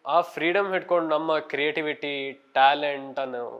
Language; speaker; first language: Kannada; native; Kannada